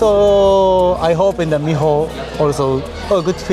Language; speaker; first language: English; non-native, learner; Japanese